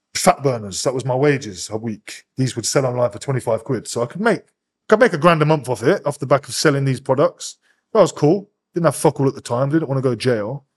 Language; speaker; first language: English; native; English